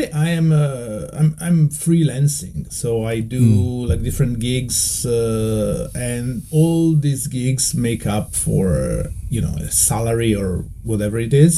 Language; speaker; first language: English; non-native, fluent; Italian